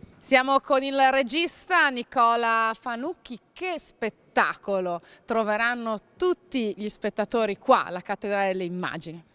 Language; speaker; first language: Italian; native; Italian